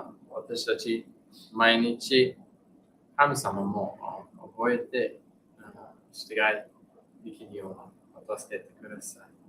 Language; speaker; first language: Japanese; non-native, fluent; English